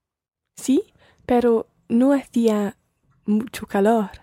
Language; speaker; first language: Spanish; non-native, learner; English